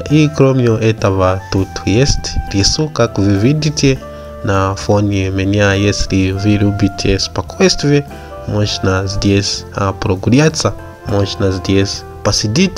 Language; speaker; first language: Russian; non-native, learner; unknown